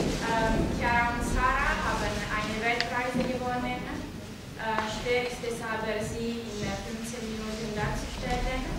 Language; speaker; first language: German; non-native, learner; Italian